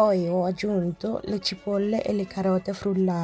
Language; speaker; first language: Italian; non-native, fluent; Akan